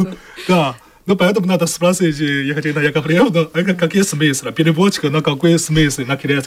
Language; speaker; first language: Russian; non-native, learner; Chinese